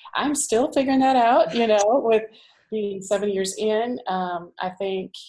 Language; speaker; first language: English; native; English